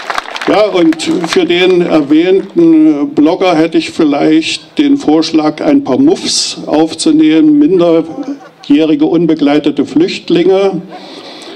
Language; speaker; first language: German; native; German